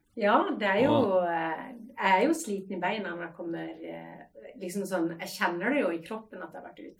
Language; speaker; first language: Norwegian; native; Norwegian